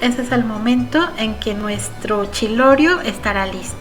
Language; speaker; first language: Spanish; native; Spanish